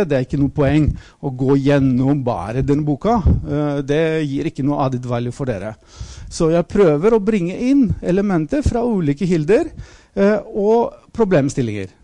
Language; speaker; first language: Norwegian; non-native, fluent; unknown